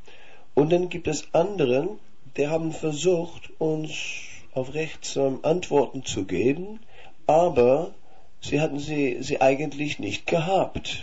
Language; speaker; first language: German; non-native, fluent; Dutch